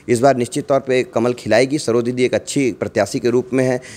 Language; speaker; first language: Hindi; native; Hindi